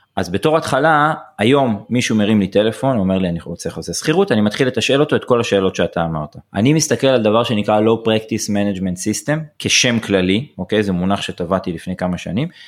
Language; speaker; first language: Hebrew; native; Hebrew